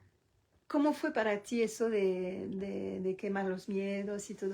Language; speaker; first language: Spanish; non-native, learner; French